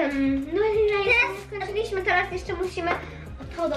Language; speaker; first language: Polish; early bilingual, heritage; Polish